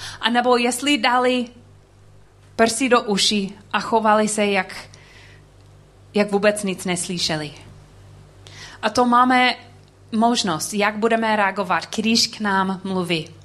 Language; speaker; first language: Czech; non-native, learner; English